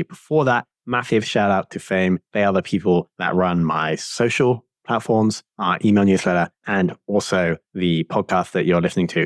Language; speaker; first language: English; native; English